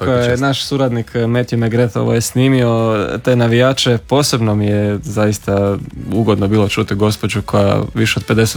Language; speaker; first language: Serbian; native; Serbian